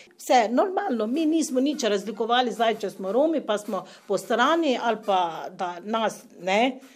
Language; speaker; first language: Slovenian; non-native, fluent; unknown